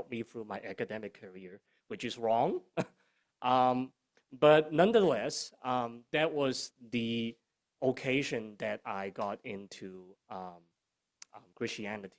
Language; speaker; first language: English; non-native, local second language; Cantonese